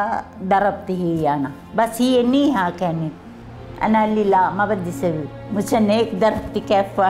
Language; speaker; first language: Arabic; non-native, learner; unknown